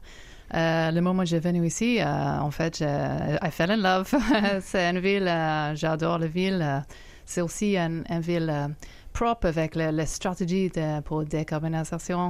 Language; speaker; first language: French; non-native, fluent; English